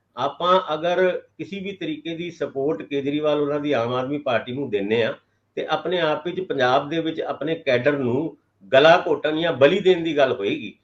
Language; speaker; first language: Punjabi; non-native, local second language; Hindi